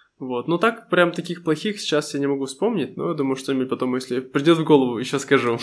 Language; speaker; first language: Russian; native; Russian